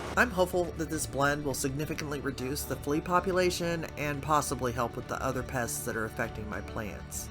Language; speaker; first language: English; native; English